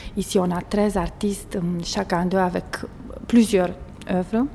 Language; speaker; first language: French; non-native, fluent; Portuguese